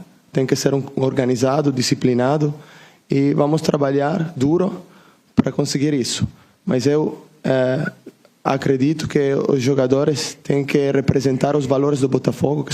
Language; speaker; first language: Portuguese; non-native, learner; Italian